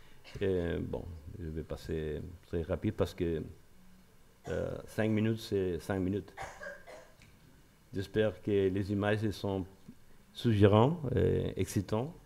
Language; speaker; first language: French; non-native, learner; Spanish